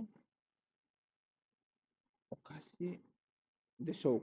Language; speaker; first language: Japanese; non-native, fluent; Bangla